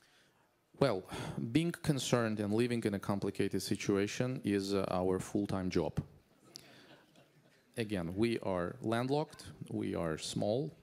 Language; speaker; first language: English; non-native, fluent; Azerbaijani